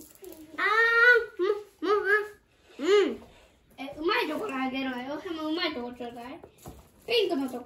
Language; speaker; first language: Japanese; native; Japanese